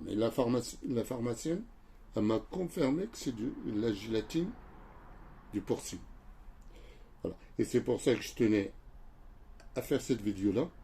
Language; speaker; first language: French; non-native, local second language; Arabic